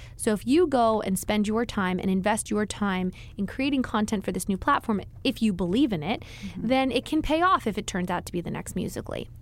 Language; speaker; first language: English; native; English